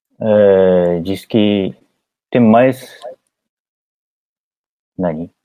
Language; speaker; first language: Portuguese; non-native, learner; Japanese